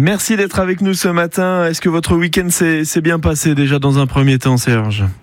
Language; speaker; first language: French; native; French